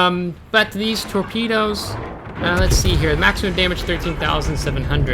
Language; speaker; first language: English; native; English